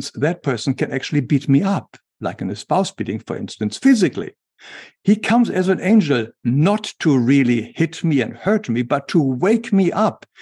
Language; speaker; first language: English; non-native, fluent; German